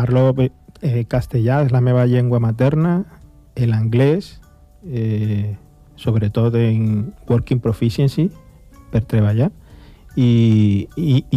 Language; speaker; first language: Catalan; non-native, fluent; Spanish